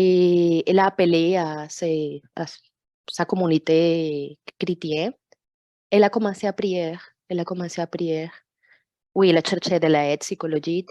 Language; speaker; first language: French; non-native, fluent; Portuguese